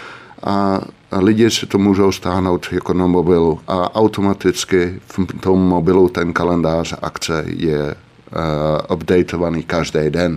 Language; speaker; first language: Czech; non-native, fluent; Dutch